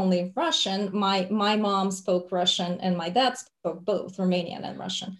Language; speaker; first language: English; non-native, fluent; Russian